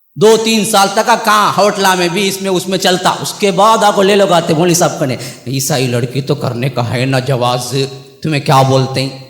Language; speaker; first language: Urdu; native; Urdu